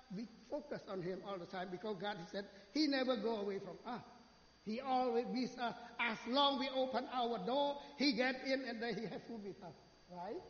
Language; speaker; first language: English; non-native, learner; Khmer